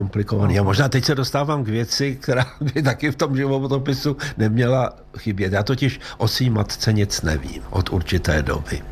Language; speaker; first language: Czech; early bilingual, other home language; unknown